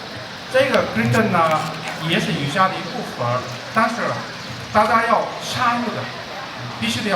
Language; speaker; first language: Chinese; non-native, fluent; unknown